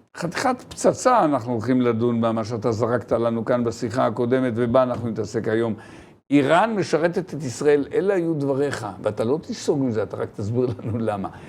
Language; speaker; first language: Hebrew; native; Hebrew